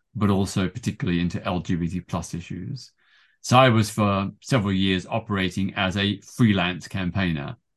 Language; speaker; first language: English; native; English